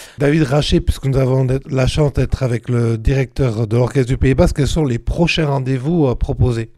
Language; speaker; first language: French; native; French